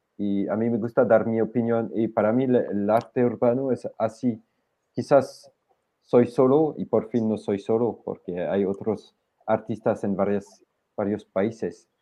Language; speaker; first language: Spanish; non-native, fluent; French